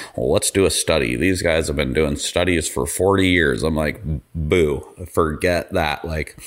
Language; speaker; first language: English; native; English